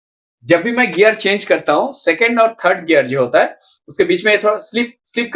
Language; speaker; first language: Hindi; non-native, local second language; Bangla